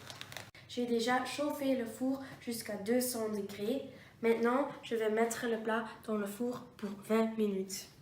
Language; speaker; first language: French; non-native, learner; Dutch